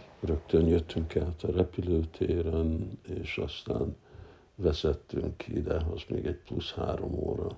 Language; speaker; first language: Hungarian; early bilingual, heritage; Hungarian